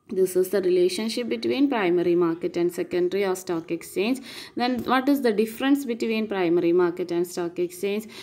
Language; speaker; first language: English; non-native, local second language; Malayalam